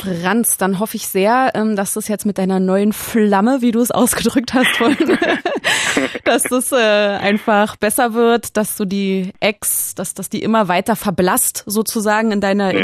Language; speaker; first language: German; native; German